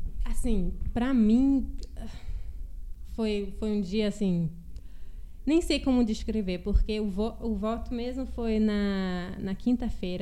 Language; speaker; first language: Portuguese; early bilingual, heritage; Portuguese